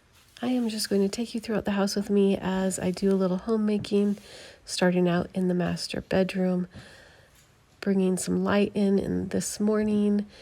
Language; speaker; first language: English; native; English